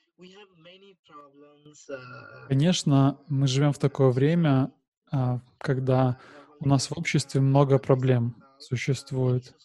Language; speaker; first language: Russian; non-native, learner; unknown